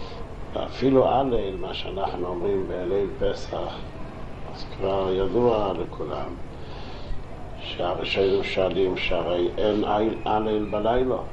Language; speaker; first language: Hebrew; non-native, local second language; Yiddish